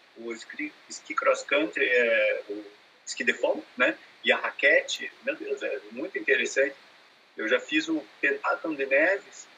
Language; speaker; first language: Portuguese; native; Portuguese